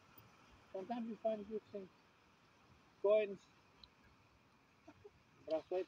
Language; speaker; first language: English; non-native, learner; Spanish